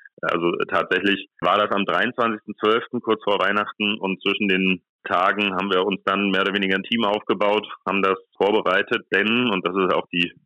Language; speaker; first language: German; native; German